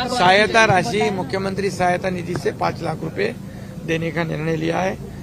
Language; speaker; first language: Hindi; non-native, local second language; Marathi